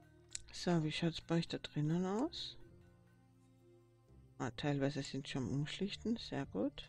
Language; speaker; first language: German; native; German